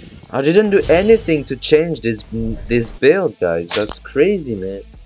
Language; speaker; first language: English; non-native, fluent; French